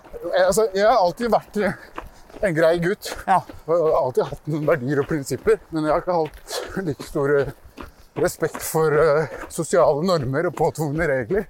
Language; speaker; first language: Norwegian; early bilingual, other home language; Persian